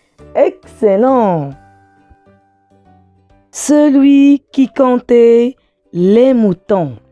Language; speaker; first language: French; non-native, local second language; Arabic